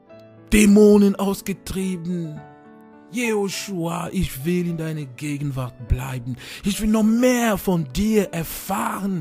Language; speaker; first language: German; non-native, fluent; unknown